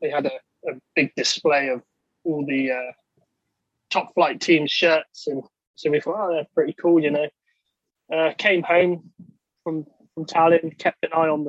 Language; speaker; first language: English; native; English